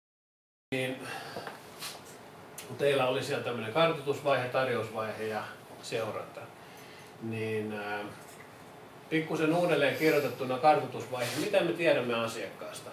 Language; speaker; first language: Finnish; native; Finnish